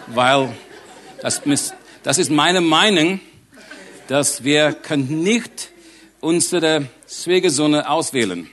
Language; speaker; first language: German; non-native, learner; English